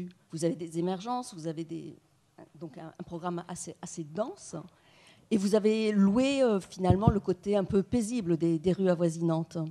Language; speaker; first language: French; native; French